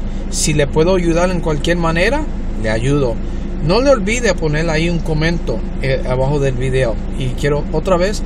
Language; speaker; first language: Spanish; early bilingual, heritage; Spanish